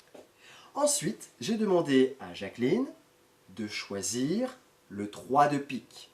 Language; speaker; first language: French; native; French